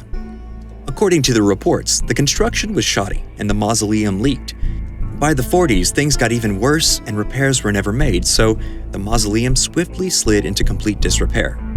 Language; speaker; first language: English; native; English